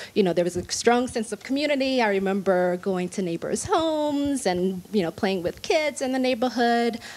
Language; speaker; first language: English; native; English